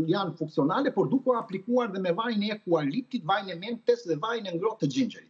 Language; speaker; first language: Albanian; native; Albanian